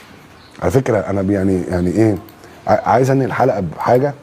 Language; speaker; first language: Arabic; native; Arabic